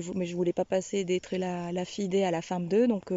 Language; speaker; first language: French; non-native, fluent; Spanish